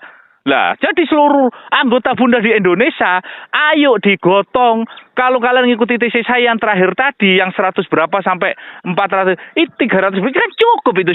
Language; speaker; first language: Indonesian; non-native, local second language; Javanese